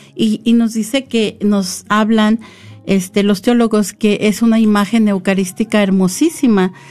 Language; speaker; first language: Spanish; native; Spanish